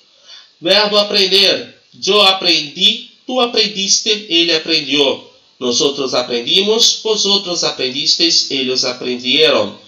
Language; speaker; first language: Spanish; non-native, fluent; Portuguese